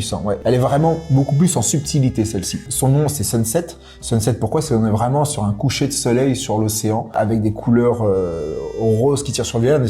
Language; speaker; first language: French; native; French